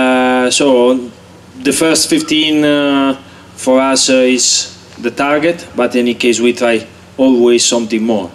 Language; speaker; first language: English; non-native, learner; Italian